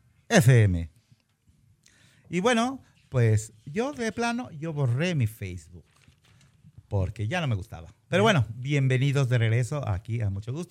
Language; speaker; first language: Spanish; native; Spanish